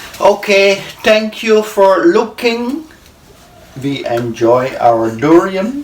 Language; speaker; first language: English; non-native, learner; Dutch